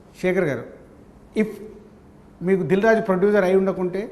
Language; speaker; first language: Telugu; native; Telugu